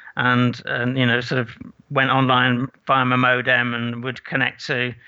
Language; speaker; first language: English; native; English